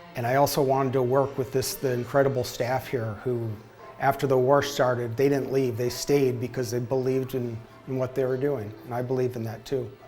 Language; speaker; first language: English; native; English